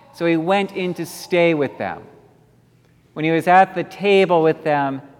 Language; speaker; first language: English; native; English